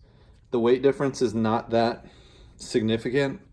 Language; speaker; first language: English; native; English